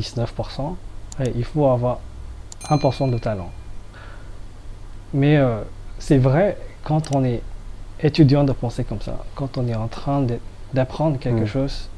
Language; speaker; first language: French; non-native, fluent; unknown